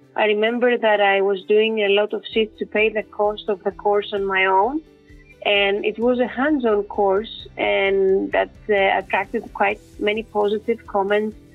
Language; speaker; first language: English; non-native, fluent; Greek